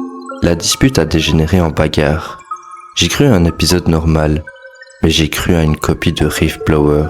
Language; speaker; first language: French; native; French